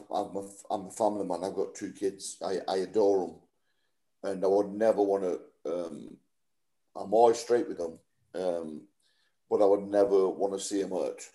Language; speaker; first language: English; native; English